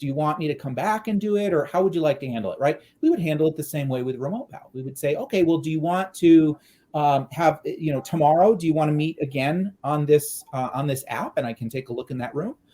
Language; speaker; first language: English; native; English